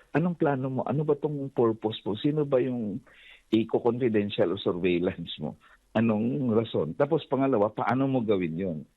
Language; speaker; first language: Filipino; native; Filipino